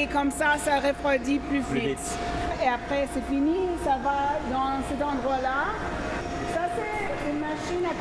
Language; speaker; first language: French; non-native, fluent; English